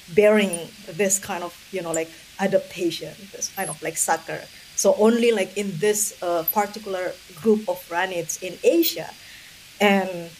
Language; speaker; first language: English; non-native, fluent; Indonesian